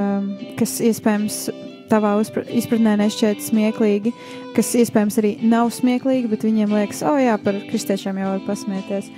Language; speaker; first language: Latvian; native; Latvian